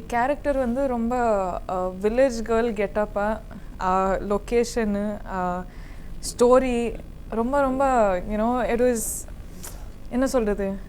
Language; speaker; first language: Tamil; non-native, learner; Kodava